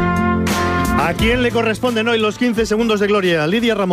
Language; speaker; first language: Spanish; native; Spanish